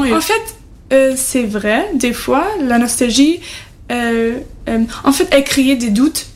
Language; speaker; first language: French; non-native, fluent; German